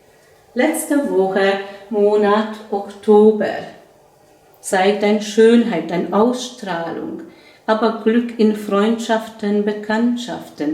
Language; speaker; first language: German; non-native, fluent; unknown